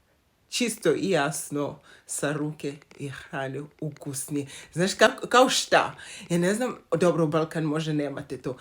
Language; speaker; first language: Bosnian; non-native, learner; Zulu